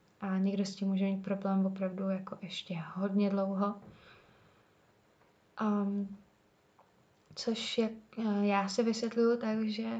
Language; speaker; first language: Czech; native; Czech